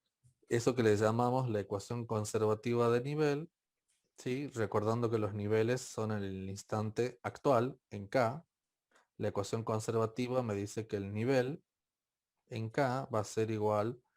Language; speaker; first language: Spanish; native; Spanish